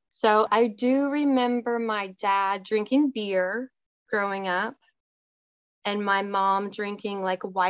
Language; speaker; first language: English; native; English